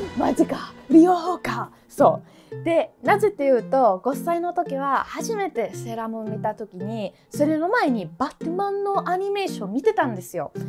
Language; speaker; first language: Japanese; non-native, fluent; Italian